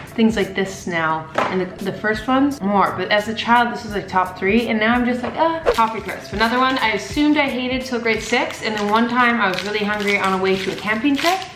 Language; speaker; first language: English; native; English